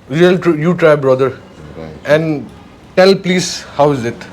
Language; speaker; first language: English; non-native, learner; Urdu